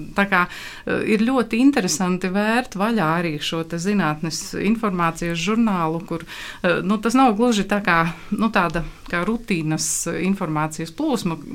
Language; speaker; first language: Latvian; native; Latvian